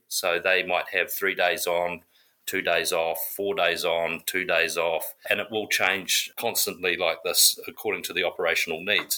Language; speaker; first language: English; native; English